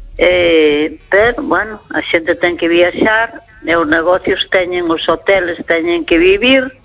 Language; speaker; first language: Galician; native; Galician